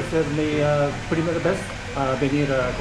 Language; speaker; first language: Spanish; non-native, learner; English